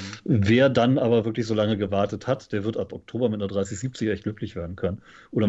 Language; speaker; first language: German; native; German